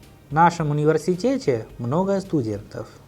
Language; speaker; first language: Russian; non-native, fluent; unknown